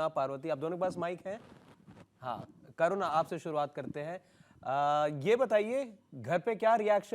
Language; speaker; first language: Hindi; native; Hindi